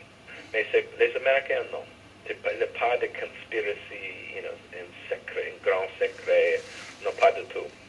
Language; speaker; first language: French; non-native, fluent; English